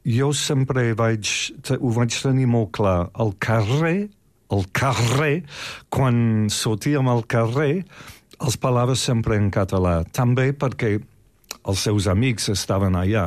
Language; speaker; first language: Catalan; non-native, fluent; English